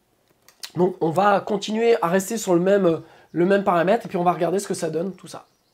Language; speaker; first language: French; native; French